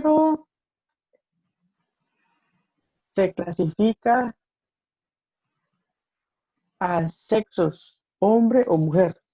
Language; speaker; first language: Spanish; non-native, learner; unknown